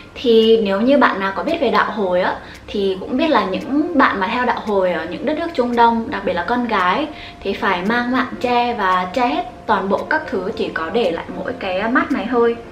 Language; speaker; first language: Vietnamese; native; Vietnamese